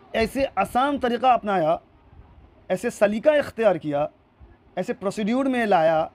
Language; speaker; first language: Hindi; non-native, local second language; Urdu